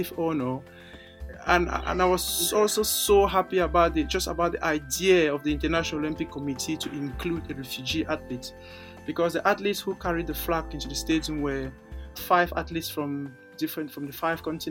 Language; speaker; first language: English; non-native, local second language; French